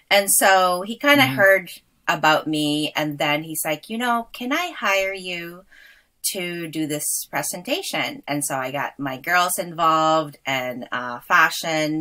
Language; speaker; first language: English; native; English